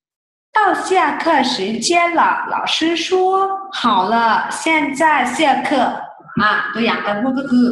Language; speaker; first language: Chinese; non-native, fluent; Thai